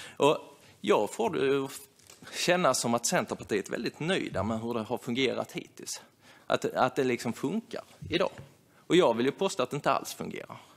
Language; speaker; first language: Swedish; native; Swedish